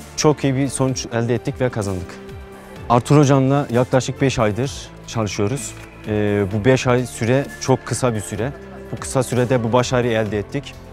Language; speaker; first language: Turkish; native; Turkish